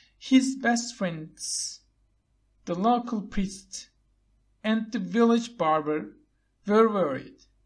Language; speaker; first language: English; non-native, fluent; Turkish